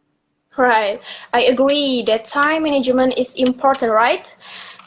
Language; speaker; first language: English; non-native, learner; Indonesian